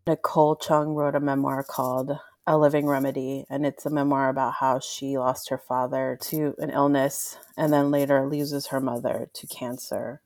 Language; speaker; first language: English; early bilingual, other home language; Spanish